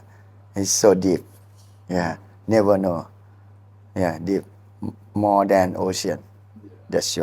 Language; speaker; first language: English; non-native, learner; Thai